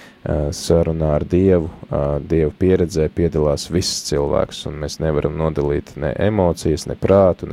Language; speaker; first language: Latvian; native; Latvian